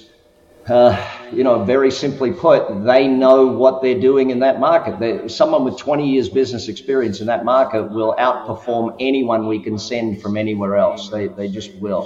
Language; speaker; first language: English; native; English